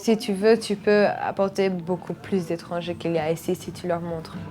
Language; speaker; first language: French; non-native, fluent; Romanian